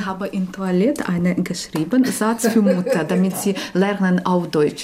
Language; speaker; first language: German; non-native, learner; Ukrainian